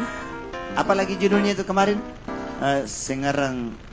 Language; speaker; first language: Indonesian; native; Indonesian